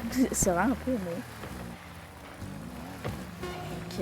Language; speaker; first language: French; native; French